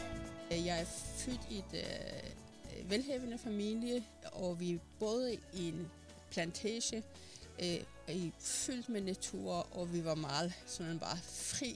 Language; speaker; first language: Danish; non-native, fluent; Persian